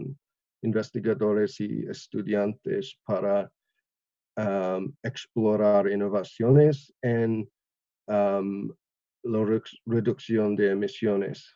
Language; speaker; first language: Spanish; non-native, learner; English